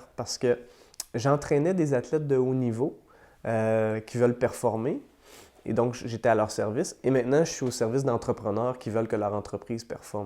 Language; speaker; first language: French; native; French